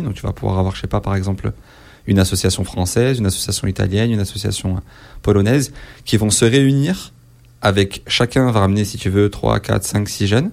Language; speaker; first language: French; native; French